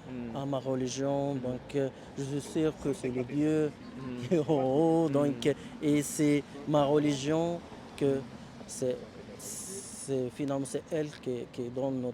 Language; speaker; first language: French; non-native, learner; Arabic